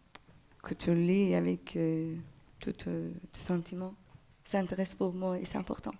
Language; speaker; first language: French; non-native, learner; Persian